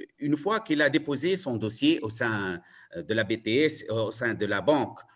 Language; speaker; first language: French; non-native, local second language; Arabic